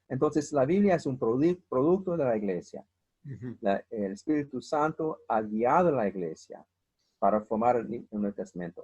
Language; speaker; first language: Spanish; non-native, fluent; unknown